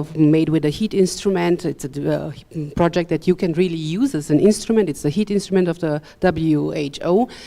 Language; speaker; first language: English; non-native, fluent; Romanian